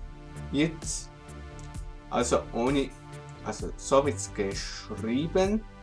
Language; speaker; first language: German; non-native, local second language; Swiss German